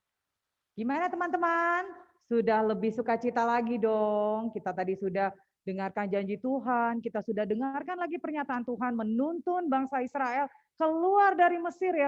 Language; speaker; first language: Indonesian; native; Indonesian